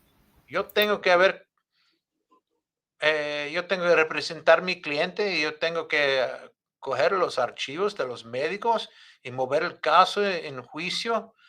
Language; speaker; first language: Spanish; non-native, fluent; Italian